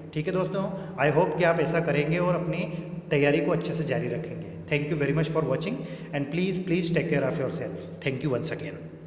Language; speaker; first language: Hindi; native; Hindi